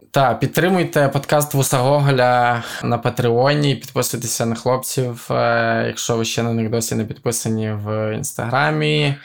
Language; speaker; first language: Ukrainian; native; Ukrainian